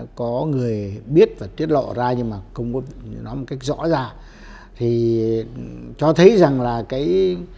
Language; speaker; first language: Vietnamese; native; Vietnamese